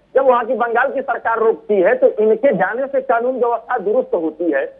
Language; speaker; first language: Hindi; native; Hindi